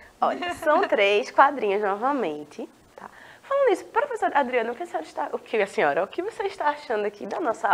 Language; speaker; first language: Portuguese; native; Portuguese